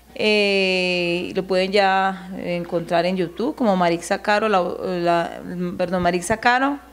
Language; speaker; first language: Spanish; native; Spanish